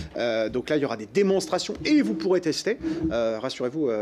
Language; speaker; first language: French; native; French